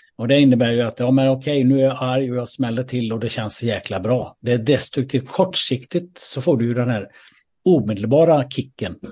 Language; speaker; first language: Swedish; native; Swedish